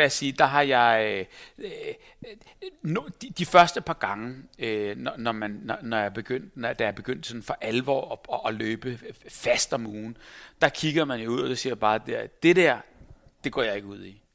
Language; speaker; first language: Danish; native; Danish